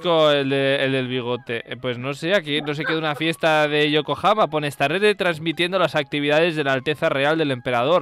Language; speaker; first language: Spanish; native; Spanish